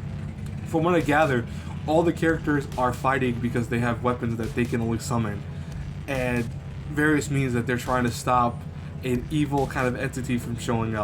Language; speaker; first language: English; native; English